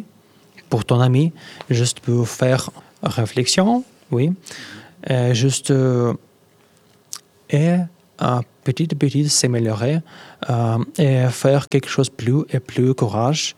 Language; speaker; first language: French; non-native, learner; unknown